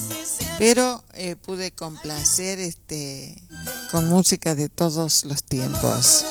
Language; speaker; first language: Spanish; native; Spanish